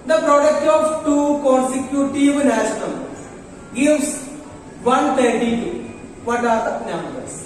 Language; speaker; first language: English; non-native, local second language; Malayalam